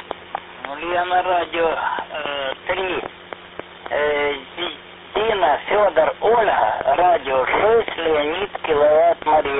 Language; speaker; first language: Russian; native; Russian